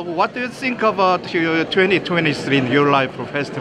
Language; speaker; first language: English; non-native, learner; Korean